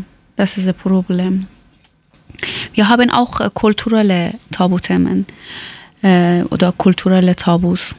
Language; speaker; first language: German; non-native, learner; Persian